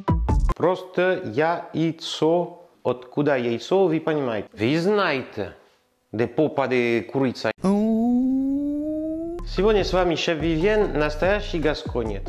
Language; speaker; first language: Russian; non-native, learner; French